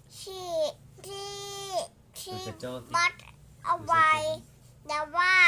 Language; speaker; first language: Thai; native; Thai